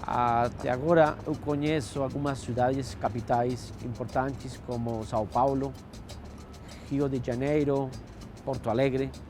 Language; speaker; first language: Portuguese; non-native, fluent; Spanish